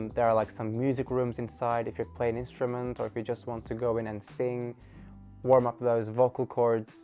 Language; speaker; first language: English; non-native, fluent; Turkish